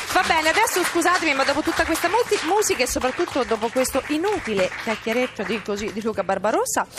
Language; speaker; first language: Italian; native; Italian